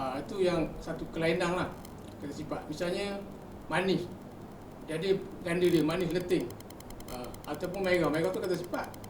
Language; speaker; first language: Malay; native; Malay